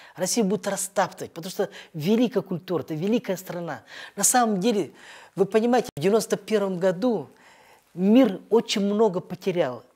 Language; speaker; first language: Russian; native; Russian